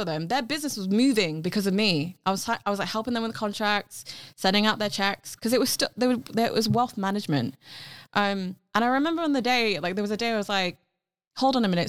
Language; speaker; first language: English; non-native, local second language; Cantonese